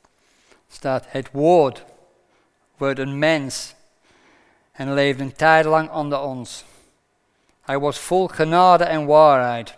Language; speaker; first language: Dutch; non-native, fluent; English